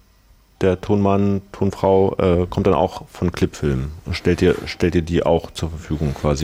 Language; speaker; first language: German; native; German